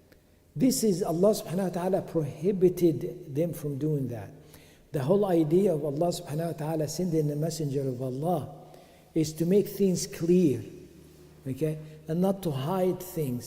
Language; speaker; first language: English; non-native, fluent; Arabic